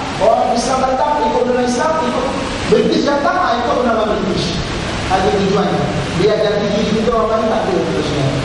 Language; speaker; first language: Malay; native; Malay